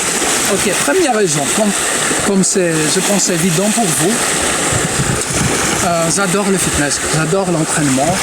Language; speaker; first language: French; non-native, fluent; Greek